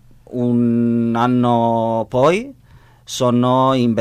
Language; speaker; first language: Italian; non-native, learner; Spanish